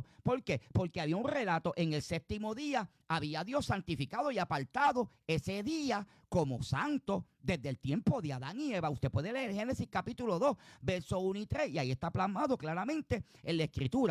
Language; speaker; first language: Spanish; native; Spanish